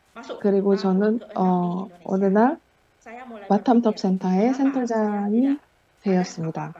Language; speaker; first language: Korean; non-native, fluent; Indonesian